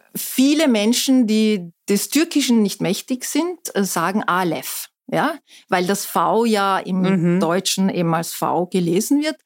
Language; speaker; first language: German; non-native, fluent; Turkish